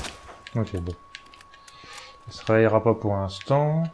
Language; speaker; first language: French; native; French